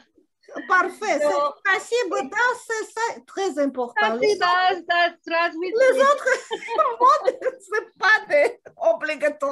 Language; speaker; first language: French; non-native, learner; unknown